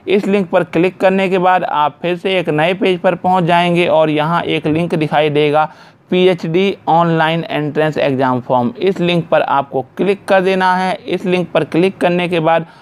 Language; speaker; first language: Hindi; native; Hindi